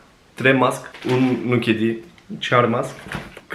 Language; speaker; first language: Albanian; non-native, learner; Turkish